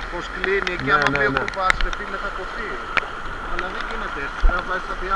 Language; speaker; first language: Greek; native; Greek